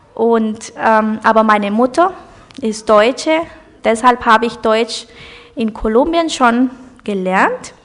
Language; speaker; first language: German; early bilingual, heritage; German